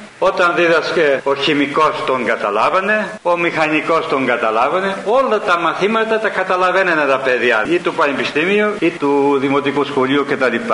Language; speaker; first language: Greek; early bilingual, heritage; Greek